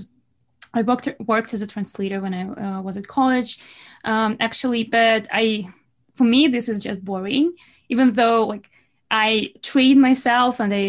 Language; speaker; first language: English; non-native, fluent; Russian